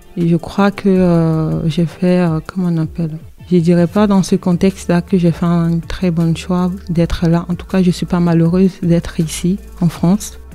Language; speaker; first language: French; non-native, local second language; Dyula